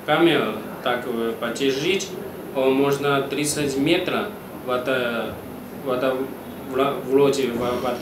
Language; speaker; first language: Russian; non-native, learner; Chinese